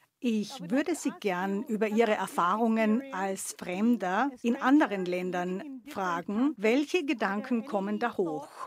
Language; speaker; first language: German; native; German